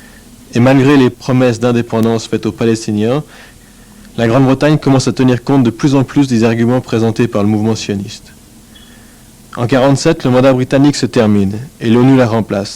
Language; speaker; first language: French; native; French